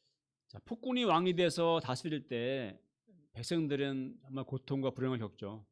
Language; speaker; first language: Korean; native; Korean